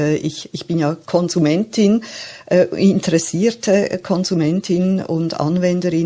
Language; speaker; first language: German; native; German